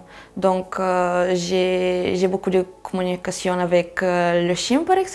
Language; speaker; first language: French; non-native, fluent; Bulgarian